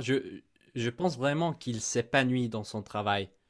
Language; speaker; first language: French; non-native, fluent; English